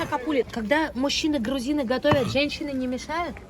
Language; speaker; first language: Russian; native; Russian